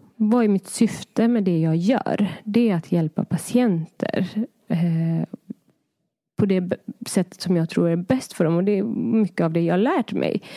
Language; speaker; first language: Swedish; early bilingual, other home language; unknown